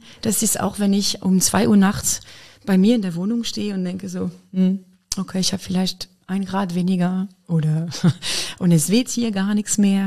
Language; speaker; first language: German; non-native, fluent; French